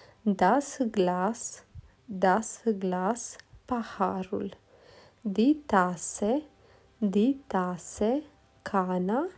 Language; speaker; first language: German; non-native, fluent; Romanian